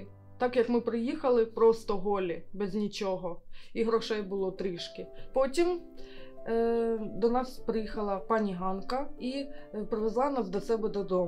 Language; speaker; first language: Ukrainian; native; Ukrainian